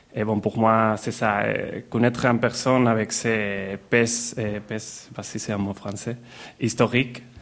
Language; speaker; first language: French; non-native, learner; Spanish